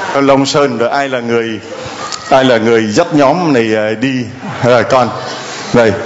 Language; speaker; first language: Vietnamese; native; Vietnamese